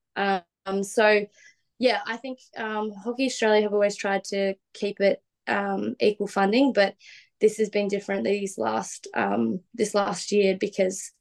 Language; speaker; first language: English; native; English